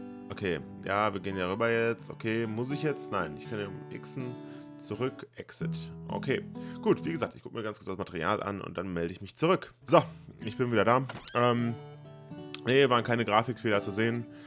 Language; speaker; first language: German; native; German